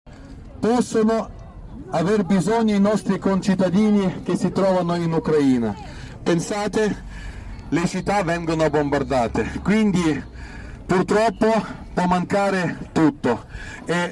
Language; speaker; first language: Italian; non-native, fluent; Ukrainian